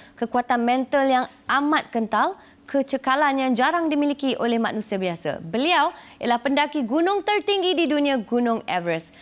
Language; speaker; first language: Malay; native; Malay